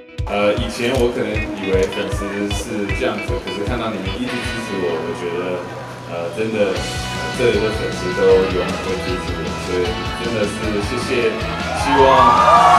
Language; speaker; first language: Chinese; early bilingual, heritage; English